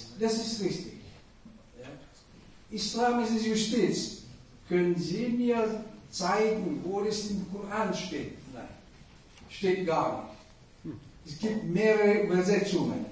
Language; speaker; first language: German; non-native, fluent; Indonesian